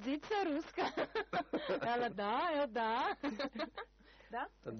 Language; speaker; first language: Russian; non-native, learner; Portuguese